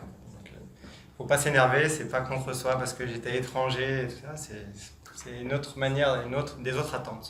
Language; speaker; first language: French; native; French